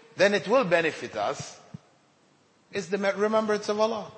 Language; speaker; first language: English; native; English